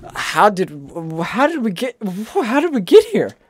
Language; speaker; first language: English; native; English